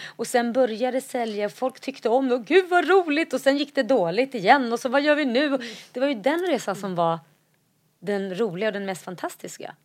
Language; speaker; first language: Swedish; native; Swedish